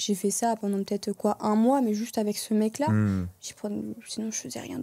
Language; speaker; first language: French; native; French